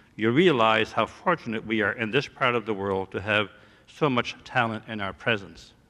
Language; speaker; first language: English; early bilingual, other home language; French